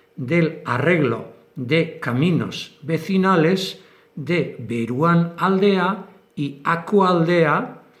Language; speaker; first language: Spanish; non-native, local second language; Basque